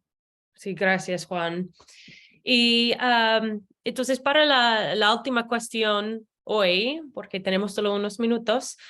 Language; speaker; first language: Spanish; non-native, fluent; English